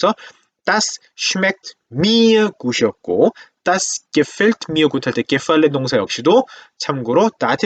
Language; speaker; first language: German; non-native, fluent; Korean